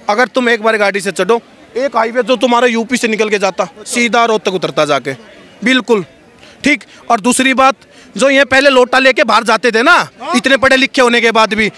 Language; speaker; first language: Hindi; native; Hindi